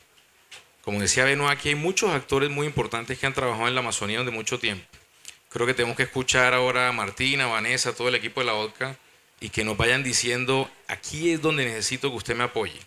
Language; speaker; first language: Spanish; native; Spanish